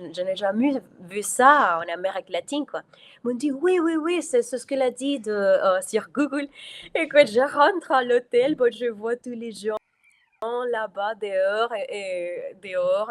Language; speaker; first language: French; non-native, fluent; Spanish